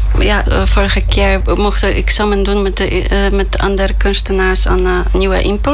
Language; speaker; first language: Dutch; non-native, fluent; Polish